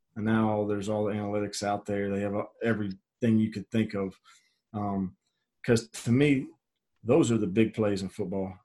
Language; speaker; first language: English; native; English